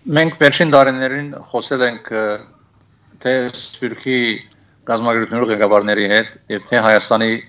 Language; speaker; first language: Armenian; early bilingual, heritage; Armenian